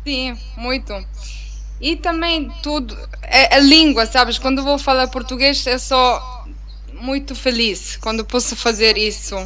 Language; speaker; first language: Portuguese; non-native, learner; Italian